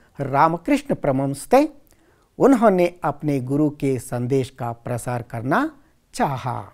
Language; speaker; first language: Hindi; non-native, local second language; Kannada